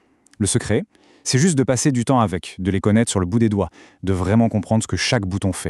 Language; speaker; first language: French; native; French